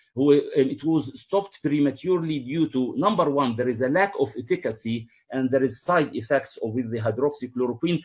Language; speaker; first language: English; non-native, fluent; Arabic